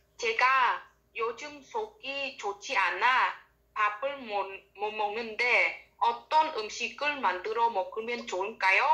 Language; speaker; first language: Korean; non-native, learner; Vietnamese